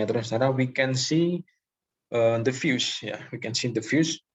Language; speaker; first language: English; non-native, local second language; Indonesian